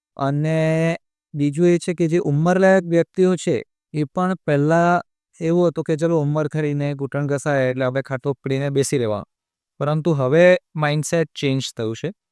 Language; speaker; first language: Gujarati; native; Gujarati